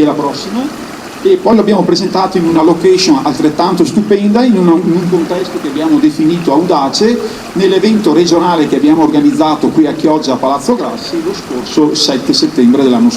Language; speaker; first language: Italian; native; Italian